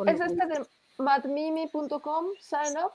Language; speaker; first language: Spanish; native; Spanish